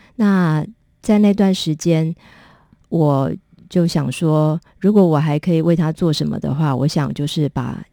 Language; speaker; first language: Chinese; native; Chinese